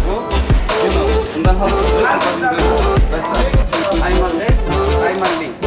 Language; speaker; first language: German; non-native, fluent; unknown